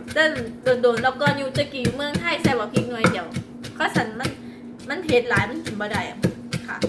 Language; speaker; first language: Thai; native; Thai